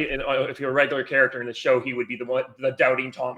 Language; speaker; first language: English; native; English